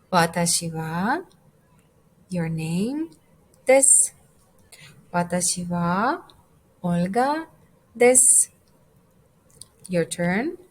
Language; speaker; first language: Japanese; non-native, fluent; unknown